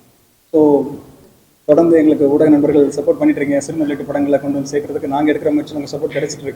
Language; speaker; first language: Tamil; native; Tamil